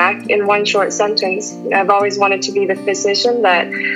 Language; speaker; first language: English; native; English